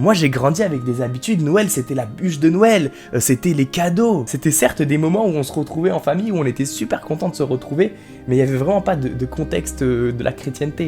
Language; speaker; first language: French; native; French